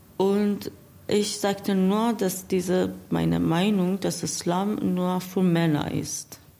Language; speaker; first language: German; non-native, learner; Persian